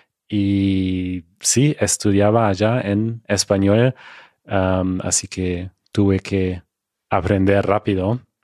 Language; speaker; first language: Spanish; non-native, fluent; German